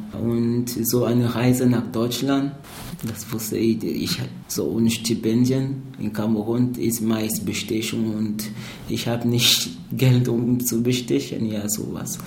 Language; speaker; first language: German; non-native, fluent; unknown